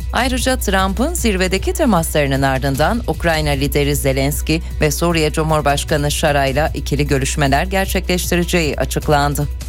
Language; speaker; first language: Turkish; native; Turkish